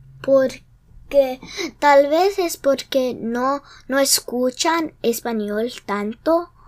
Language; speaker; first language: Spanish; early bilingual, heritage; English